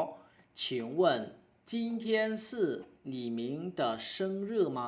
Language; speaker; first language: Chinese; non-native, learner; Khmer